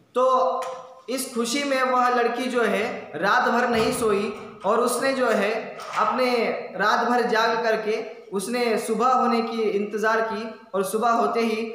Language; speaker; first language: Hindi; non-native, local second language; Marathi